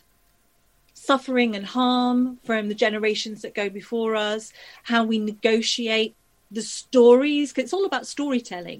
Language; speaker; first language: English; native; English